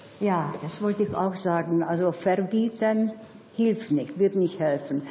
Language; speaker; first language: German; non-native, fluent; Hungarian